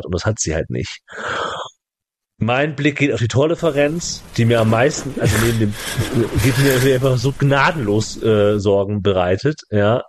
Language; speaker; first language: German; native; German